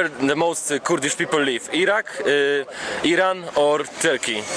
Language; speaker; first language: English; non-native, learner; Polish